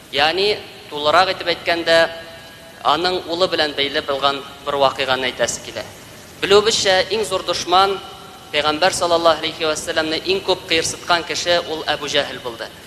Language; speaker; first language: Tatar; native; Tatar